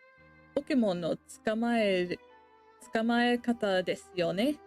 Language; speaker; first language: Japanese; non-native, learner; English